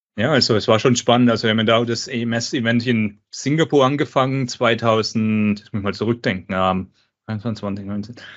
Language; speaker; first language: German; native; German